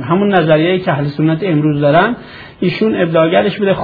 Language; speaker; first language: Persian; native; Persian